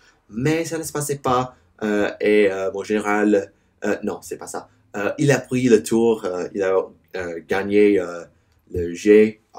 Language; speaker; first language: French; non-native, learner; English